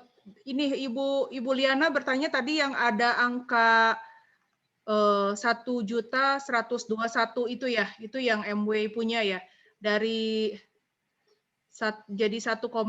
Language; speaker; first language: Indonesian; native; Indonesian